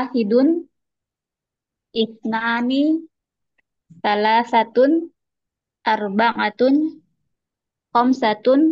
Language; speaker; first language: Arabic; non-native, learner; Indonesian